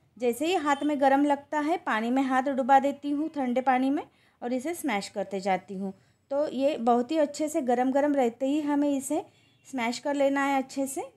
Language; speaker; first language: Hindi; non-native, local second language; Marathi